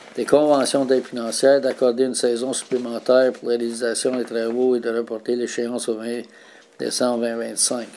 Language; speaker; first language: French; native; French